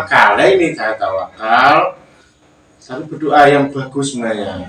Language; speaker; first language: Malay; non-native, local second language; Javanese